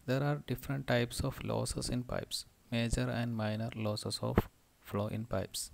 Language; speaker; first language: English; non-native, local second language; Malayalam